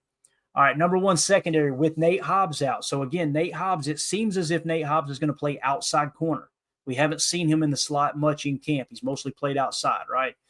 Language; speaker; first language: English; native; English